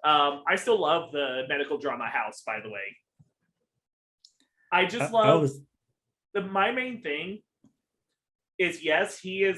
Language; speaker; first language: English; native; English